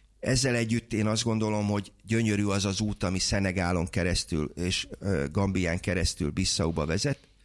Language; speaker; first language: Hungarian; native; Hungarian